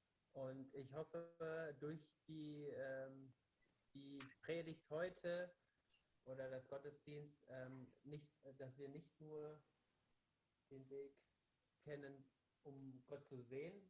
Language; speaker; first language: German; non-native, fluent; Indonesian